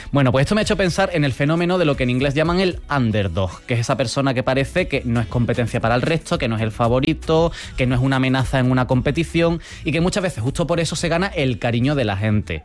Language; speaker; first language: Spanish; native; Spanish